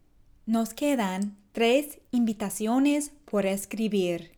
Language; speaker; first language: Spanish; non-native, fluent; English